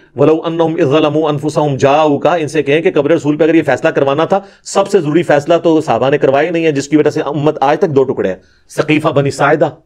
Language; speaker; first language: Urdu; non-native, local second language; Punjabi